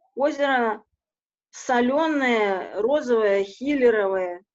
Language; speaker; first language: Russian; non-native, local second language; Kazakh